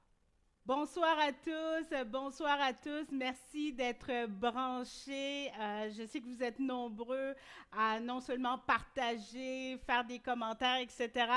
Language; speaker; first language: French; native; French